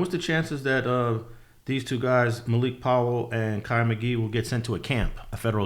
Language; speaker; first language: English; native; English